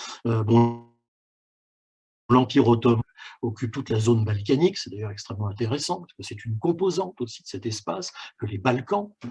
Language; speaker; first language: French; native; French